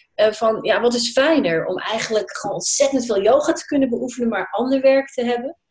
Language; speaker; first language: Dutch; native; Dutch